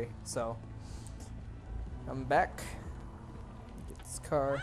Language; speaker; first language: English; native; English